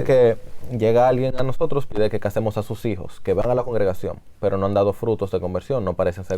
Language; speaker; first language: Spanish; native; Spanish